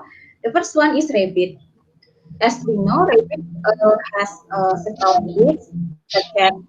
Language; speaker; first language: English; non-native, learner; Indonesian